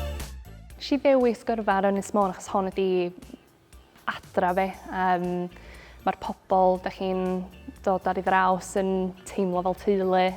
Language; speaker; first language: Welsh; native; Welsh